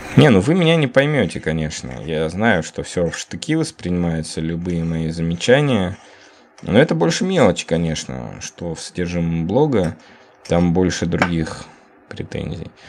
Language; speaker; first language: Russian; native; Russian